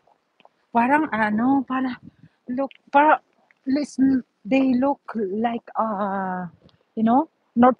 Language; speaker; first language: English; non-native, learner; Filipino